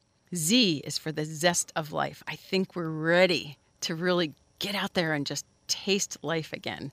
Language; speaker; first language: English; native; English